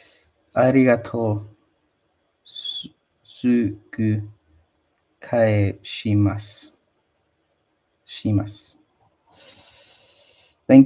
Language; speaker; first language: Japanese; non-native, learner; English